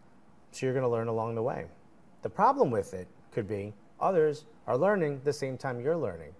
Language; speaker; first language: English; native; English